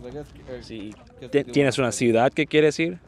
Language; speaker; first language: Spanish; non-native, learner; English